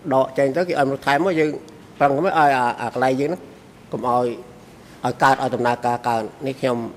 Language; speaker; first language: Khmer; native; Khmer